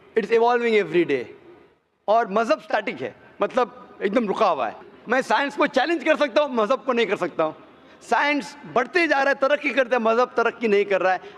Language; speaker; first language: Hindi; non-native, local second language; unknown